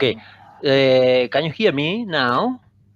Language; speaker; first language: English; non-native, fluent; Spanish